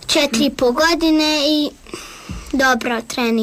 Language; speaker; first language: Serbian; native; Serbian